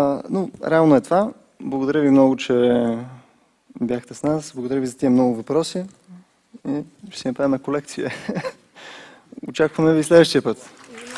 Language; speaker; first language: Bulgarian; native; Bulgarian